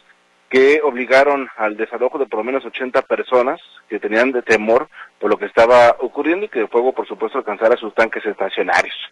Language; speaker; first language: Spanish; native; Spanish